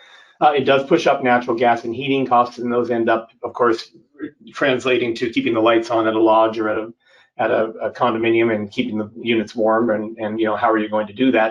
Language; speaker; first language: English; native; English